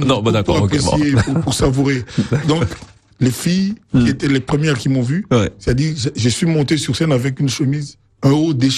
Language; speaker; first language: French; non-native, local second language; Lingala